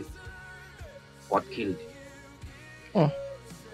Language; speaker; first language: English; non-native, local second language; Northern Sotho